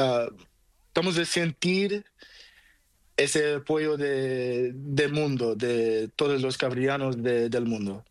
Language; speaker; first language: Spanish; non-native, learner; Portuguese